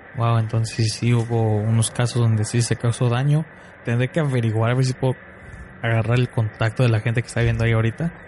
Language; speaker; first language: Spanish; early bilingual, heritage; Spanish